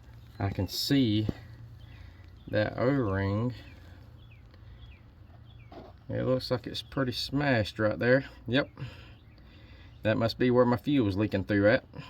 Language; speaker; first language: English; native; English